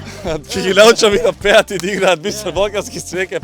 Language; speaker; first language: Macedonian; native; Macedonian